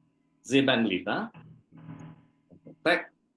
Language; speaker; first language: Hebrew; non-native, fluent; Indonesian